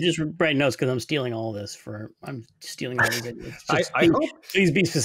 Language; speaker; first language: English; native; English